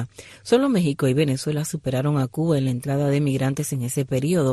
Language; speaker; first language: Spanish; native; Spanish